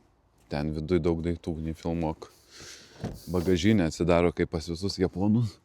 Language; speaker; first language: Lithuanian; native; Lithuanian